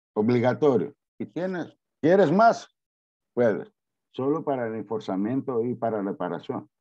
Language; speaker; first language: Spanish; non-native, learner; Greek